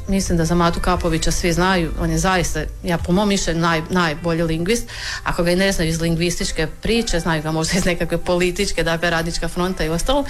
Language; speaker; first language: Croatian; native; Croatian